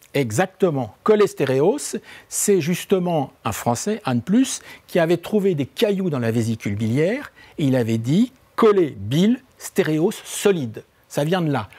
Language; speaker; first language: French; native; French